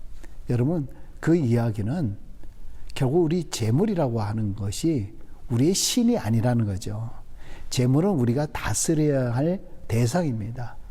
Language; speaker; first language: Korean; native; Korean